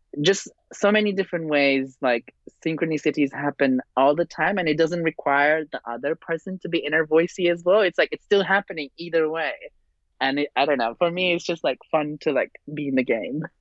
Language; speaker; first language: English; non-native, fluent; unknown